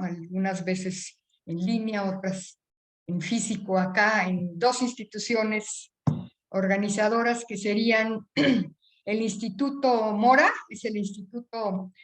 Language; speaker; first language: Spanish; native; Spanish